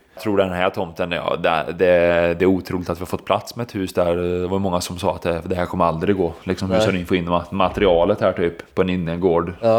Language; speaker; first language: Swedish; native; Swedish